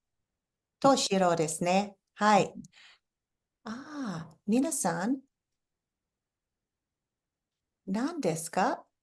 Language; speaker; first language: Japanese; non-native, fluent; English